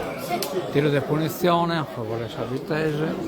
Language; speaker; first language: Italian; native; Italian